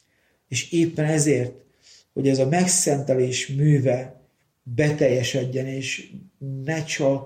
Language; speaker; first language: Hungarian; native; Hungarian